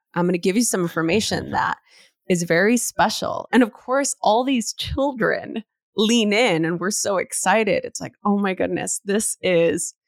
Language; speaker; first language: English; native; English